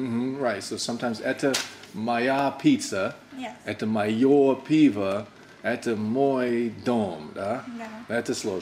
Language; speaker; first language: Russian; non-native, learner; English